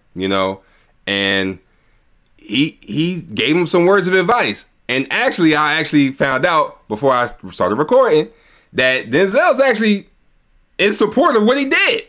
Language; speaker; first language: English; native; English